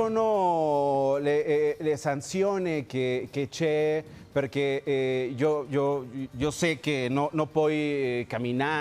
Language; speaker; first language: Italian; non-native, learner; Spanish